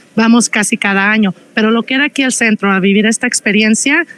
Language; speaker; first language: Spanish; native; Spanish